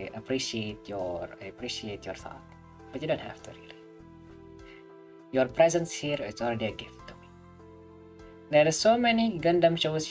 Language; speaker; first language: English; non-native, fluent; Indonesian